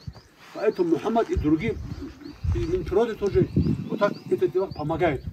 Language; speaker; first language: Russian; non-native, local second language; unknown